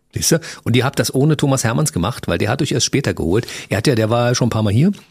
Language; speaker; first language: German; native; German